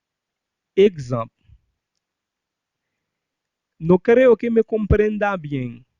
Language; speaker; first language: Spanish; non-native, fluent; Haitian Creole